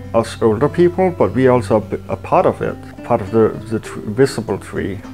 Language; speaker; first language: English; non-native, fluent; Danish